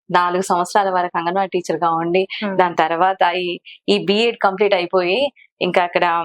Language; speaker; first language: Telugu; non-native, local second language; Kannada